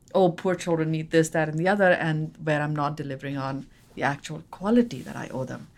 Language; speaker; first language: English; non-native, local second language; Hindi